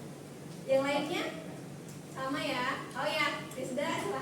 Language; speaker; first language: Indonesian; native; Indonesian